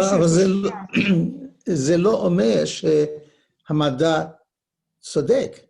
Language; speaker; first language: Hebrew; non-native, learner; English